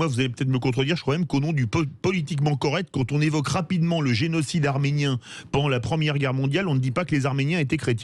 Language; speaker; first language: French; native; French